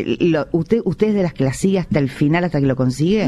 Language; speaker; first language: Spanish; native; Spanish